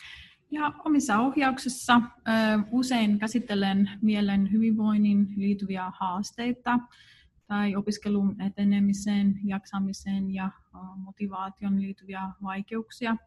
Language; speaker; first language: Finnish; non-native, fluent; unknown